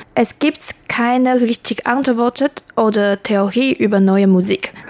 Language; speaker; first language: German; non-native, learner; Chinese